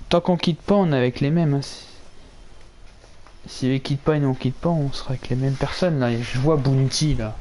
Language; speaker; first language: French; native; French